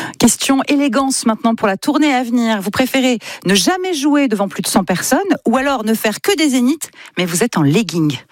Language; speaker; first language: French; native; French